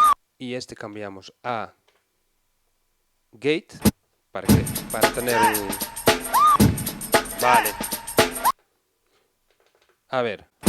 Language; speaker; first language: Spanish; non-native, fluent; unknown